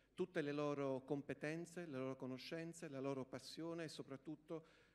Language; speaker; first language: Italian; native; Italian